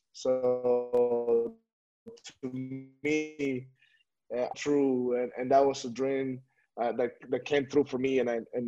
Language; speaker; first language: English; non-native, fluent; Spanish